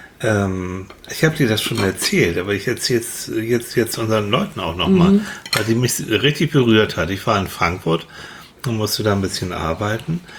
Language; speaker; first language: German; native; German